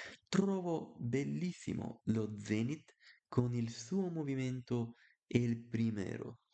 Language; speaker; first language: Italian; non-native, learner; Bulgarian